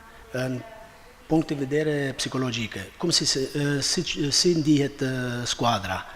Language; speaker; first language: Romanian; non-native, fluent; Albanian